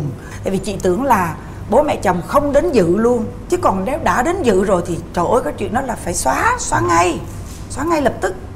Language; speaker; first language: Vietnamese; native; Vietnamese